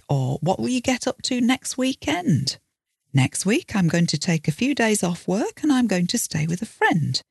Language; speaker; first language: English; native; English